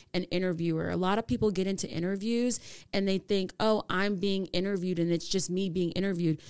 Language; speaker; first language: English; native; English